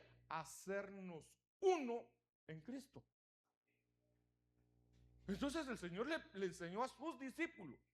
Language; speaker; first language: Spanish; native; Spanish